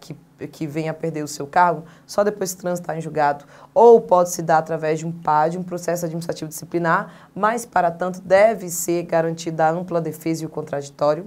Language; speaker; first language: Portuguese; native; Portuguese